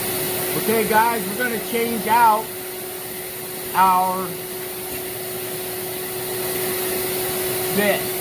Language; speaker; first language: English; native; English